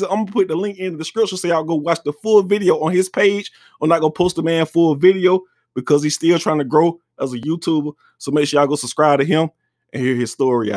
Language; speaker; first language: English; native; English